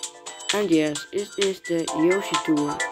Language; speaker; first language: English; non-native, learner; Dutch